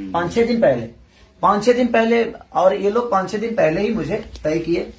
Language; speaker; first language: Hindi; native; Hindi